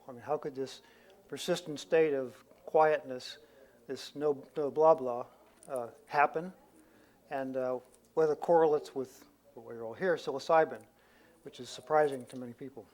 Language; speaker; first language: English; native; English